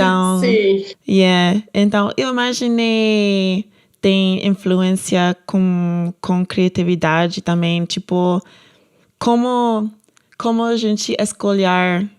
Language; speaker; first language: Portuguese; non-native, learner; English